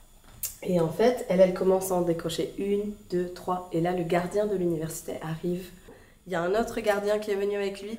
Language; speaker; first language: French; native; French